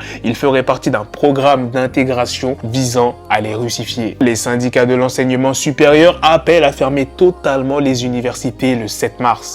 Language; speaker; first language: French; native; French